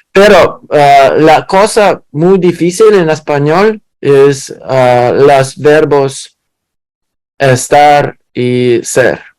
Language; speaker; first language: Spanish; non-native, learner; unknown